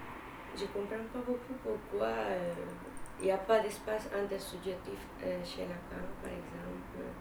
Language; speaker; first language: French; non-native, fluent; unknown